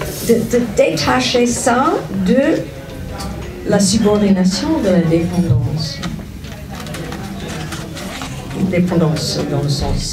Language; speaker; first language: French; non-native, fluent; English